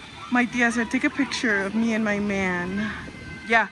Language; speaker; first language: English; early bilingual, other home language; Spanish